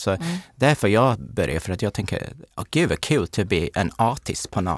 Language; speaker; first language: Swedish; non-native, learner; English